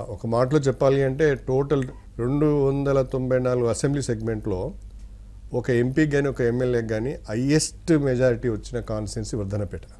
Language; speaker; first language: Telugu; native; Telugu